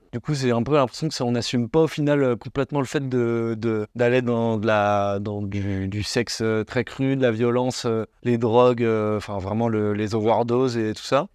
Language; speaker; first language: French; native; French